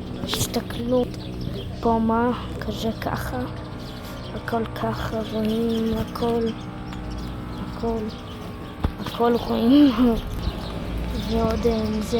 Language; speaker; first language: Hebrew; early bilingual, other home language; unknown